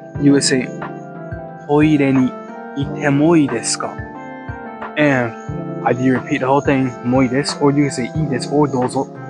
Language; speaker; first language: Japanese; non-native, learner; English